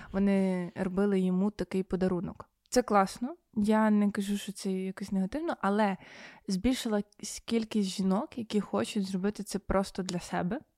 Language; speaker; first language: Ukrainian; native; Ukrainian